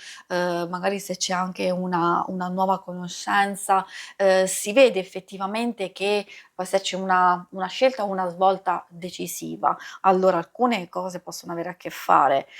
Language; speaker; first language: Italian; native; Italian